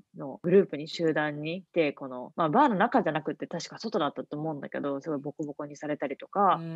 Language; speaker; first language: Japanese; native; Japanese